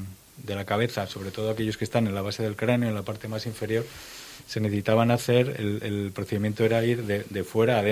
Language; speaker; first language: Spanish; native; Spanish